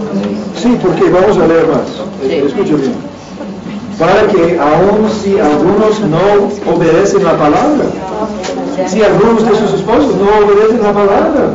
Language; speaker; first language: Spanish; non-native, learner; English